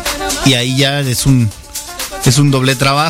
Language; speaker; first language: Spanish; native; Spanish